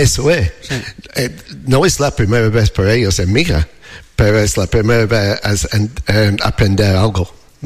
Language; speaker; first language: Spanish; non-native, learner; English